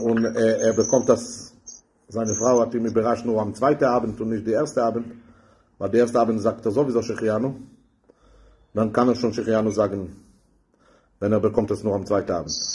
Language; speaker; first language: German; non-native, fluent; Hebrew